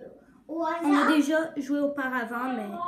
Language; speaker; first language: French; native; French